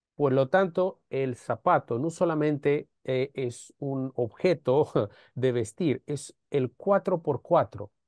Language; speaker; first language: Spanish; non-native, fluent; Romanian